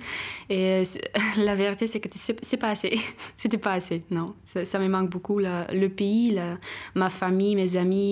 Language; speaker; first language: French; non-native, fluent; Romanian